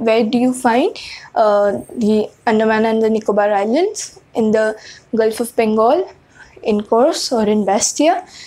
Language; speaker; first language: English; non-native, local second language; Hindi